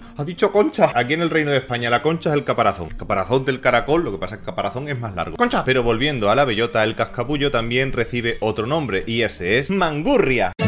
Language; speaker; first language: Spanish; native; Spanish